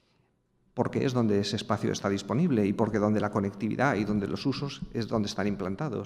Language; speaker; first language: Spanish; native; Spanish